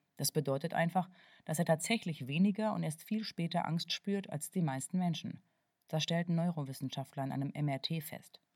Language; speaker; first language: German; native; German